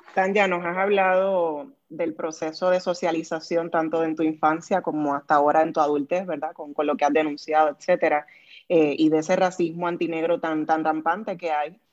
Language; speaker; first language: Spanish; native; Spanish